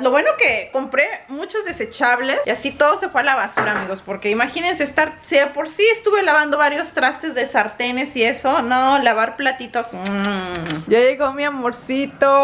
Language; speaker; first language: Spanish; native; Spanish